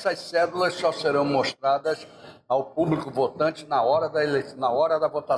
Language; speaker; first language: Portuguese; native; Portuguese